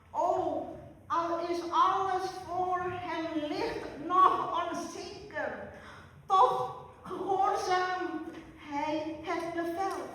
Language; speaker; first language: Dutch; early bilingual, other home language; Malay